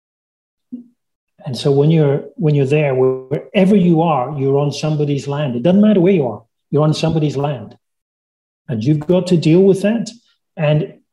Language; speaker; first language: English; native; English